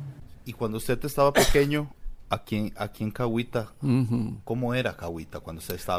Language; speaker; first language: Spanish; native; Spanish